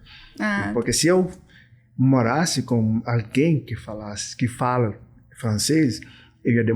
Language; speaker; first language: Portuguese; non-native, fluent; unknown